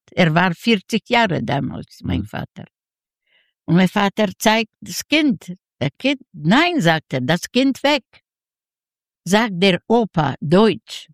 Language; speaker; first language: German; non-native, fluent; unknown